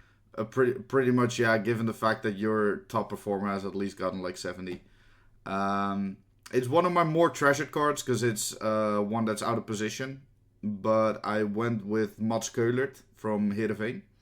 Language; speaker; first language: English; non-native, fluent; Dutch